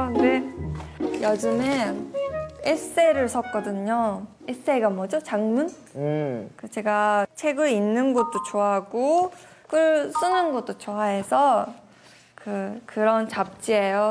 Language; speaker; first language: Korean; non-native, fluent; Japanese